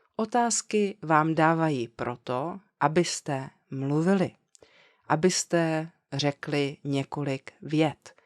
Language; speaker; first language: Czech; native; Czech